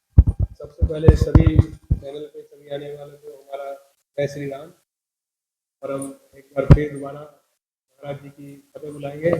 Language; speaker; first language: Hindi; non-native, local second language; Punjabi